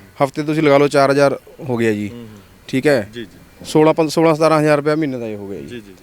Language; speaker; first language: Punjabi; native; Punjabi